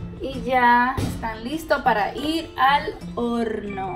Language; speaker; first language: Spanish; early bilingual, heritage; Spanish